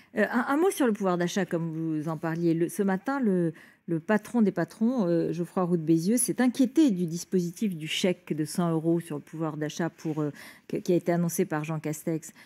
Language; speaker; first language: French; native; French